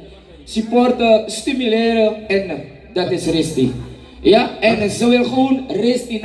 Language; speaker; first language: Dutch; non-native, fluent; Javanese